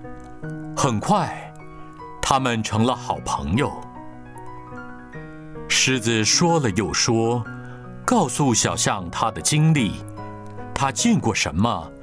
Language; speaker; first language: Chinese; native; Chinese